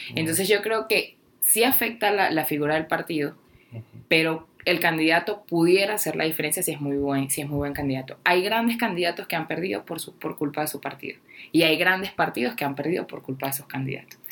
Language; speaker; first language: Spanish; native; Spanish